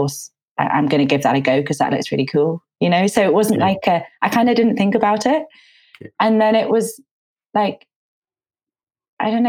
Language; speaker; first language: English; native; English